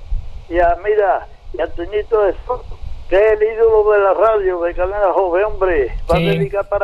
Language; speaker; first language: Spanish; native; Spanish